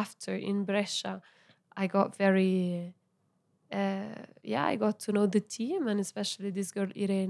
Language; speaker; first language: English; non-native, fluent; Italian